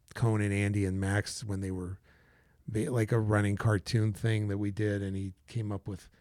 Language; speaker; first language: English; native; English